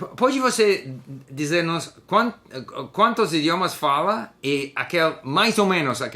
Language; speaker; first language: Portuguese; non-native, learner; English